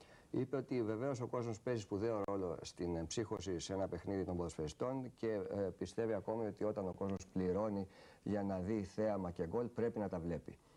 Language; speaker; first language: Greek; native; Greek